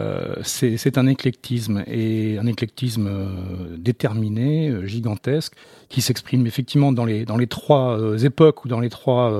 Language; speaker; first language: French; native; French